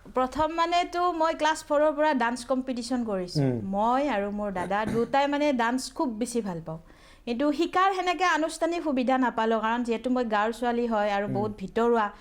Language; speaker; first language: Assamese; native; Assamese